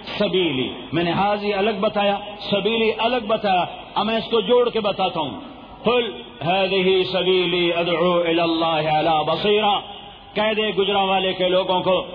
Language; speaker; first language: Urdu; non-native, local second language; Punjabi